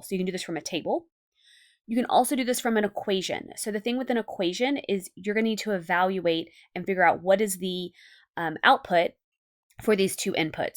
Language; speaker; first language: English; native; English